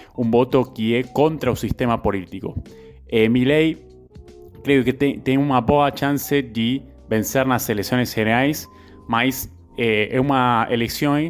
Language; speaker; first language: Portuguese; non-native, learner; Spanish